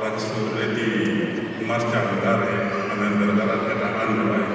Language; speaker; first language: Basque; non-native, learner; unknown